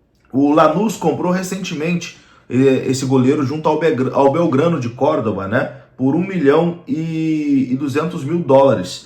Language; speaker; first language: Portuguese; native; Portuguese